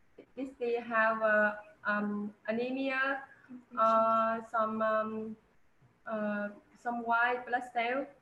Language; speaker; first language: English; non-native, learner; Vietnamese